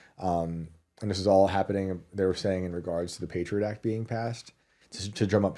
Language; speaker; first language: English; native; English